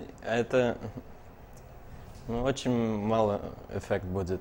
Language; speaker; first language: Russian; early bilingual, heritage; Russian